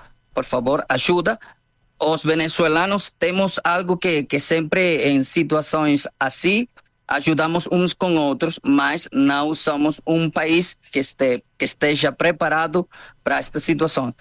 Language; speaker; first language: Portuguese; non-native, fluent; Spanish